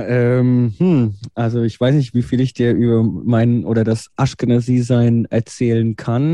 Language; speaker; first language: German; native; German